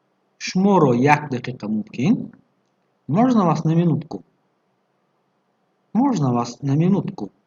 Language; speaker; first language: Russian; non-native, fluent; Tajik